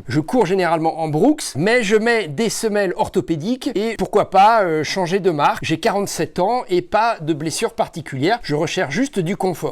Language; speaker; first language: French; native; French